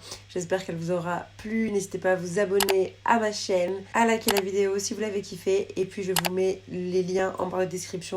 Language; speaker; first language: French; native; French